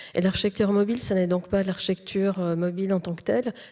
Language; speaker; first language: French; native; French